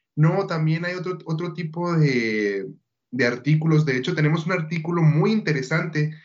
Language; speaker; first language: Spanish; native; Spanish